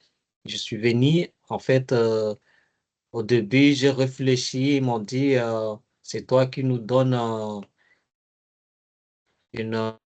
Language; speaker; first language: French; non-native, learner; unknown